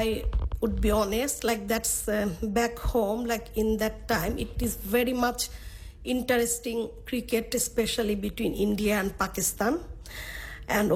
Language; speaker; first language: English; non-native, local second language; Bangla